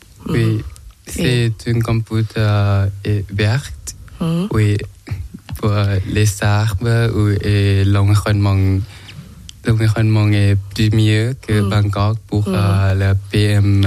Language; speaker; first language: French; non-native, learner; Thai